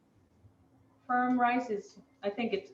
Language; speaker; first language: English; non-native, fluent; Japanese